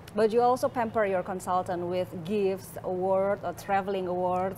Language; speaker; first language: English; non-native, fluent; Indonesian